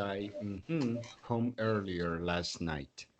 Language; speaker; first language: English; non-native, fluent; Spanish